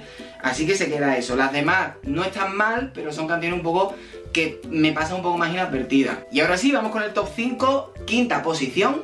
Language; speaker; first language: Spanish; native; Spanish